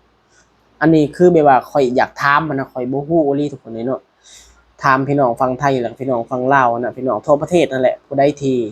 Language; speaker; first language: Thai; non-native, local second language; Lao